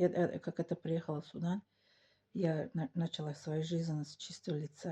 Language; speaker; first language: Russian; non-native, local second language; Tajik